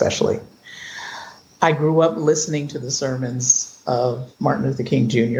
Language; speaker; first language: English; native; English